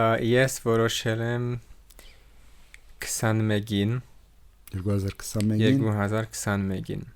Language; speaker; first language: Armenian; non-native, learner; French